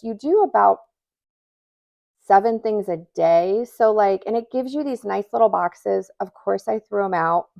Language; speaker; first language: English; native; English